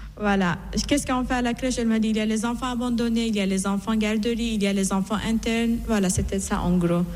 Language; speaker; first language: French; non-native, fluent; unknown